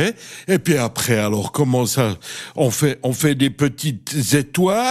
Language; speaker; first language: French; native; French